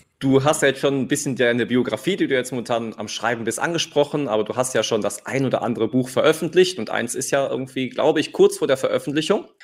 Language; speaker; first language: German; native; German